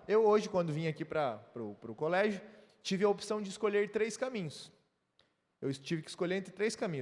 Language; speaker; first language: Portuguese; native; Portuguese